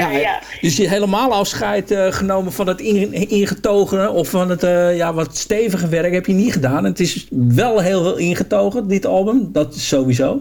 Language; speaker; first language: Dutch; native; Dutch